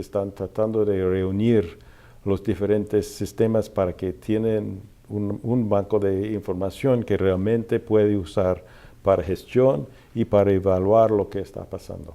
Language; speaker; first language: Spanish; non-native, fluent; English